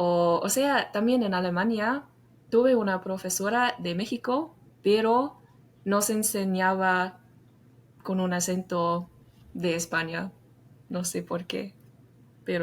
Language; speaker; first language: Spanish; non-native, fluent; English